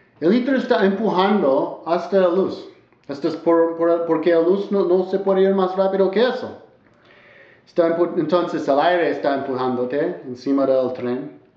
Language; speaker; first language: Spanish; non-native, learner; English